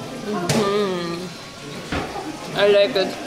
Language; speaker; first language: English; non-native, fluent; German